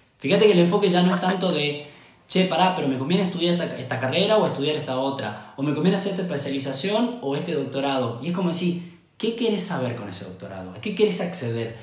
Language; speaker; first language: Spanish; native; Spanish